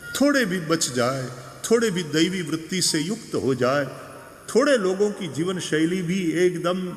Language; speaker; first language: Hindi; non-native, local second language; Gujarati